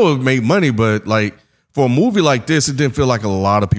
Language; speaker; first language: English; native; English